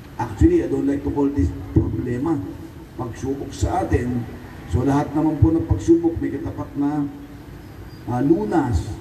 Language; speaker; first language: Filipino; native; Filipino